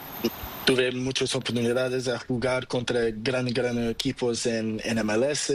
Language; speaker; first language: Spanish; non-native, learner; Portuguese